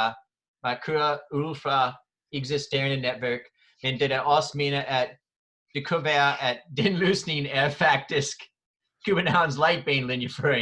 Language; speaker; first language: Danish; non-native, fluent; English